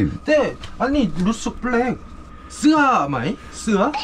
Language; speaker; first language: Thai; non-native, learner; Korean